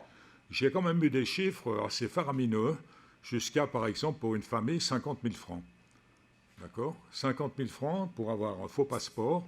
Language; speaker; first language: French; native; French